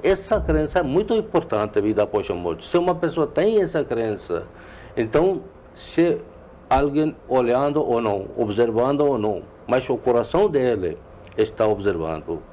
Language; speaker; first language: Portuguese; non-native, learner; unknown